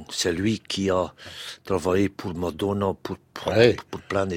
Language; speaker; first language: French; non-native, local second language; Dutch